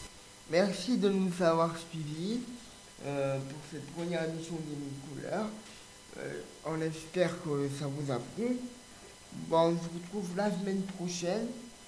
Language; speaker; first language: French; native; French